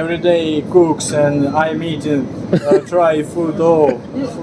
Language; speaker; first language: English; non-native, learner; Russian